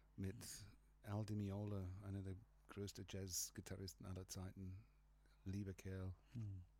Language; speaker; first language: German; non-native, fluent; English